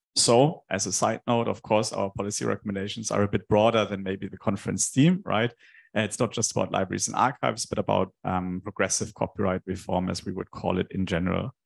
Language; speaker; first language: English; non-native, fluent; German